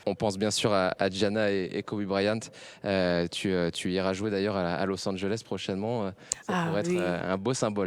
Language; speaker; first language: French; native; French